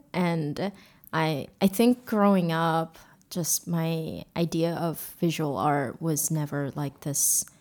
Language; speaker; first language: English; early bilingual, other home language; Korean